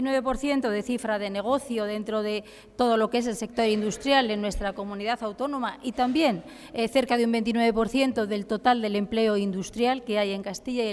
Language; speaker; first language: Spanish; native; Spanish